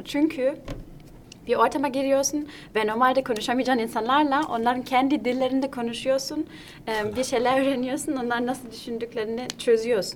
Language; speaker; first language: Turkish; non-native, fluent; German